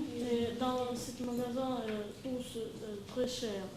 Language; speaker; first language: French; non-native, learner; Russian